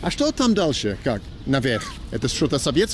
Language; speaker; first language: Russian; non-native, learner; English